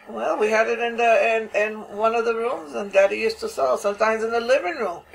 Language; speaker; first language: English; native; English